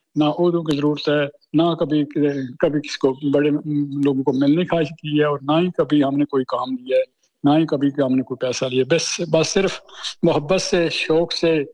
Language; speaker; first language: Urdu; non-native, local second language; Punjabi